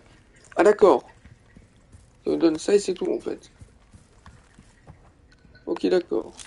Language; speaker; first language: French; native; French